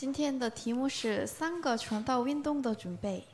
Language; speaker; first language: Chinese; non-native, learner; Korean